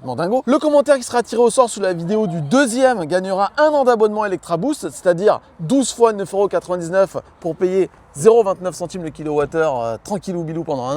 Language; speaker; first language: French; native; French